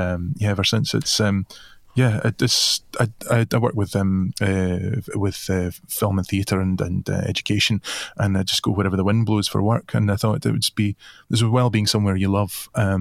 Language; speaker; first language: English; native; English